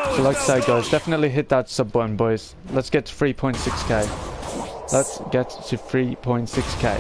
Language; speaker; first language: English; native; English